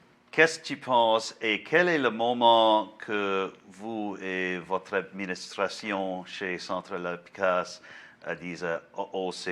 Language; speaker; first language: French; non-native, learner; English